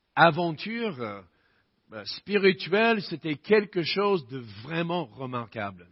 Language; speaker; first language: French; non-native, fluent; English